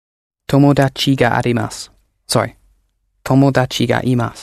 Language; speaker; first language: Japanese; non-native, learner; English